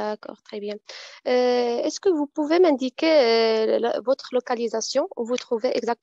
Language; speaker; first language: French; non-native, fluent; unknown